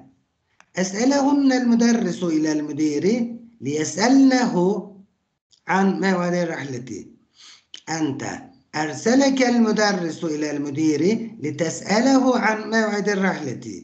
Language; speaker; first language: Arabic; non-native, fluent; Turkish